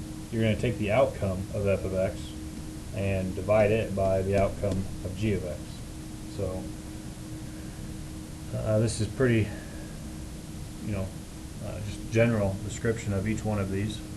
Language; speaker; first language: English; native; English